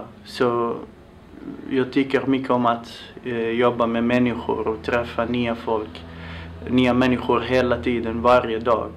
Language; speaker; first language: Swedish; non-native, fluent; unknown